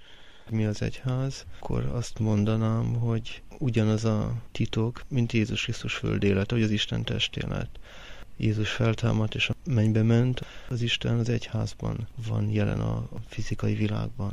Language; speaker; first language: Hungarian; native; Hungarian